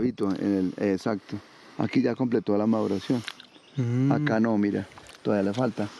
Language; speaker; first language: Spanish; native; Spanish